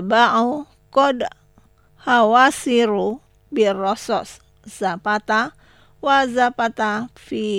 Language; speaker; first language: Arabic; non-native, learner; Indonesian